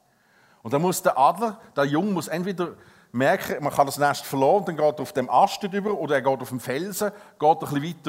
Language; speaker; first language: German; native; German